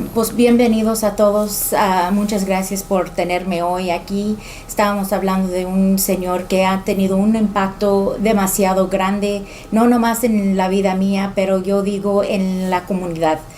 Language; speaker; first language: Spanish; early bilingual, heritage; Spanish